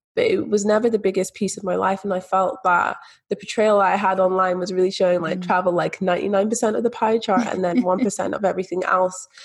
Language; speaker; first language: English; native; English